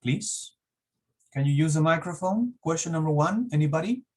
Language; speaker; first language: English; non-native, fluent; Spanish